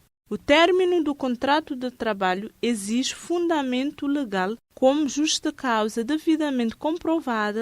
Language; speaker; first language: Portuguese; non-native, local second language; Kabuverdianu